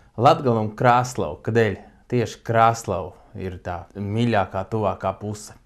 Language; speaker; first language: Latvian; native; Latvian